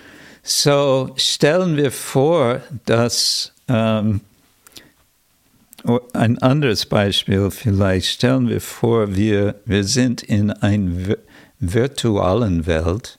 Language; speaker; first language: German; non-native, fluent; English